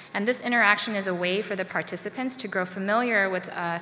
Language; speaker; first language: English; native; English